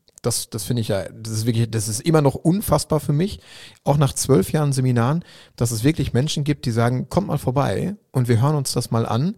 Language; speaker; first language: German; native; German